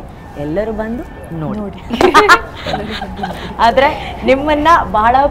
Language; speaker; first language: Kannada; native; Kannada